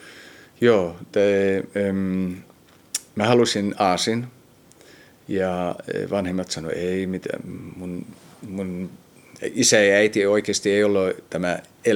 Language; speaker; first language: Finnish; early bilingual, heritage; Finnish